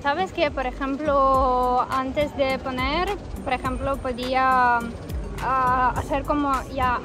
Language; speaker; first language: Spanish; non-native, learner; Ukrainian